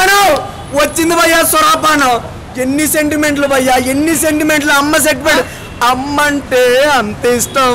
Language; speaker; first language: Telugu; native; Telugu